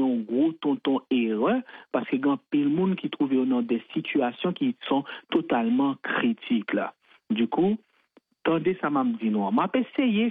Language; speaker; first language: French; non-native, local second language; Haitian Creole